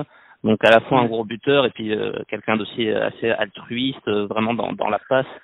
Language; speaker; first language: French; native; French